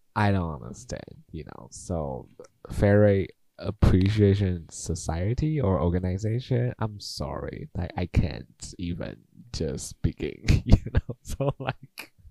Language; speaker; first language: English; non-native, fluent; Chinese